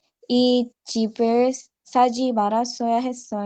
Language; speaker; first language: Korean; non-native, learner; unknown